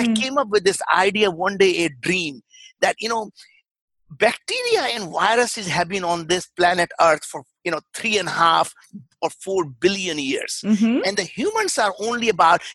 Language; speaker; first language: English; non-native, local second language; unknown